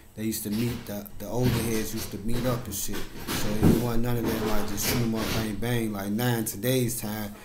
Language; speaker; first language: English; native; English